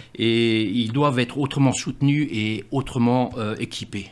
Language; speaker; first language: French; native; French